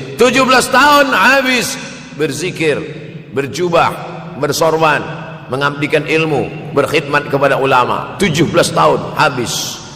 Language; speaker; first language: Malay; native; Malay